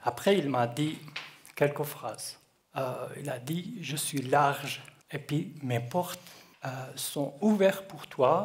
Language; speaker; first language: French; non-native, learner; Kurdish